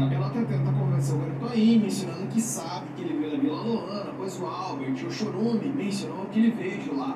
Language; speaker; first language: Portuguese; native; Portuguese